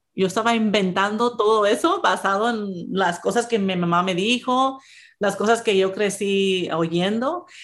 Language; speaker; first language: Spanish; early bilingual, heritage; Spanish